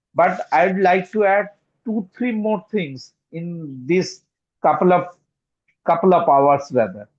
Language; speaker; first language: English; non-native, local second language; Bangla